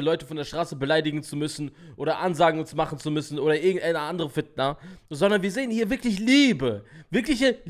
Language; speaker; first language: German; native; German